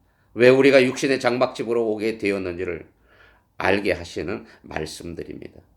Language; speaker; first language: Korean; native; Korean